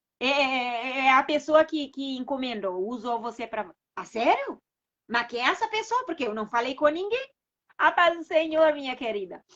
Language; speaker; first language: Portuguese; non-native, local second language; Kabuverdianu